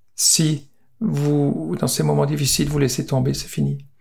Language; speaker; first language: French; native; French